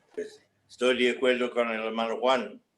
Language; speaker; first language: Spanish; non-native, fluent; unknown